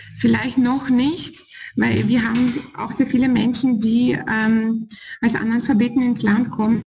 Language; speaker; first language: German; non-native, fluent; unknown